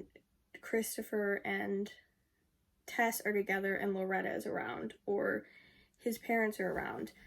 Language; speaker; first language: English; native; English